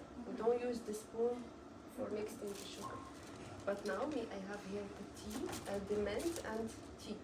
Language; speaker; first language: English; non-native, fluent; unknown